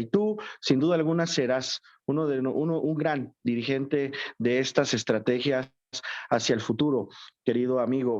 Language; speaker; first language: Spanish; native; Spanish